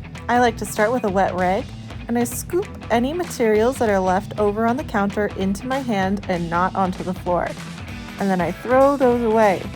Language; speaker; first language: English; native; English